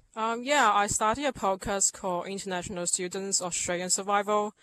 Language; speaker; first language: English; non-native, fluent; Chinese